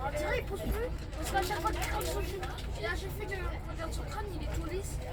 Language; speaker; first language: French; native; French